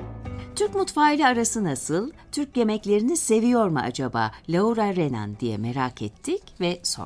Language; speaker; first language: Turkish; native; Turkish